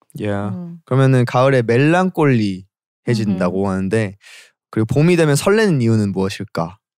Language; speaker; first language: Korean; early bilingual, heritage; Korean